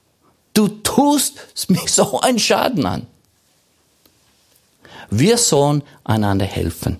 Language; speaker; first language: German; non-native, fluent; English